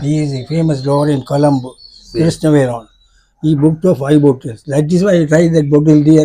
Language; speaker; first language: English; non-native, local second language; Tamil